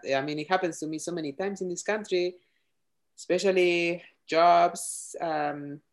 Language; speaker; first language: English; non-native, fluent; Spanish